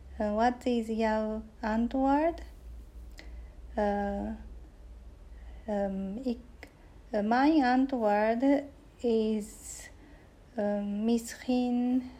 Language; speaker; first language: Dutch; non-native, learner; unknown